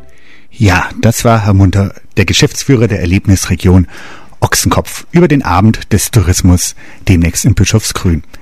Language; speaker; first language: German; native; German